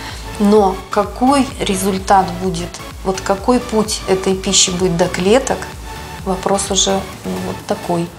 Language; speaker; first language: Russian; native; Russian